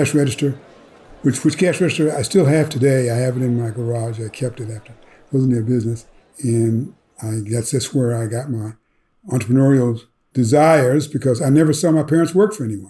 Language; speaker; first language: English; native; English